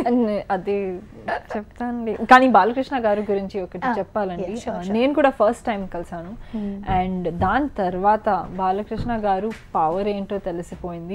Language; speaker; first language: Telugu; non-native, learner; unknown